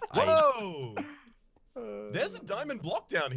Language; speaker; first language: English; native; English